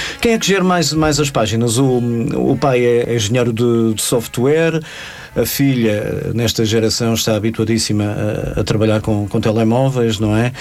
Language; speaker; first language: Portuguese; native; Portuguese